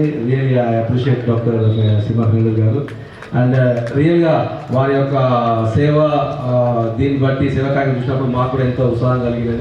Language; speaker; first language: Telugu; native; Telugu